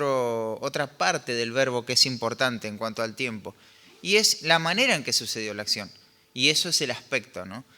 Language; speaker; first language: Spanish; native; Spanish